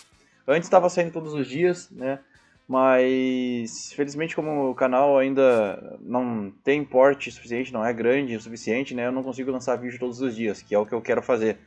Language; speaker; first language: Portuguese; native; Portuguese